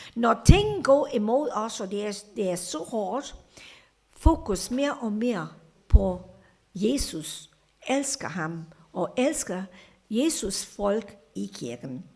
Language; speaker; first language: Danish; non-native, fluent; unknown